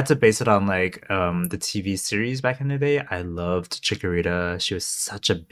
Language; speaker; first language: English; non-native, local second language; Cantonese